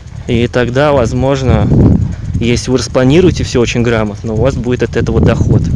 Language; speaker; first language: Russian; native; Russian